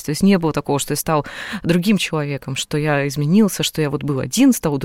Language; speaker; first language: Russian; native; Russian